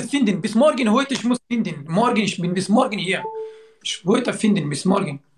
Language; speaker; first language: German; non-native, learner; Turkish